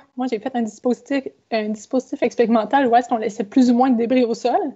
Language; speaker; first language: French; native; French